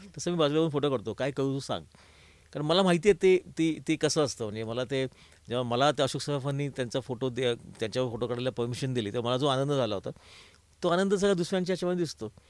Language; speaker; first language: Marathi; native; Marathi